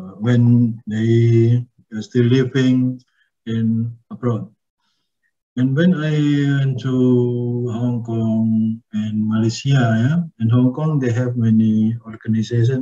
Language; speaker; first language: English; non-native, learner; Indonesian